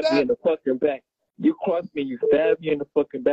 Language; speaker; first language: English; native; English